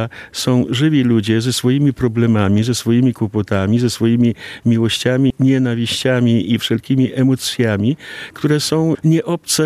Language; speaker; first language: Polish; non-native, local second language; Belarusian